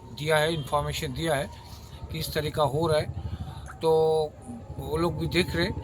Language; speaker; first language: Hindi; non-native, local second language; Bangla